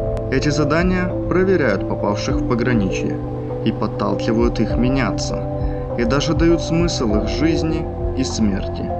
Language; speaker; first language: Russian; native; Russian